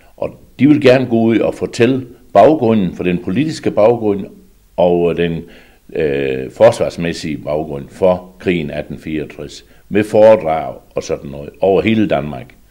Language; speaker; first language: Danish; native; Danish